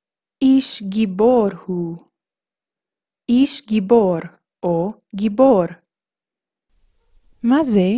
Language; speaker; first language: Hebrew; non-native, fluent; English